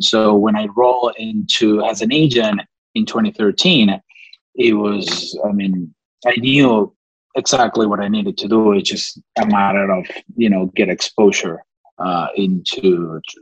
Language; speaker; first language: English; non-native, fluent; Spanish